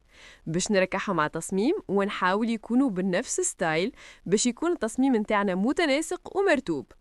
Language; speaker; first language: Arabic; native; Arabic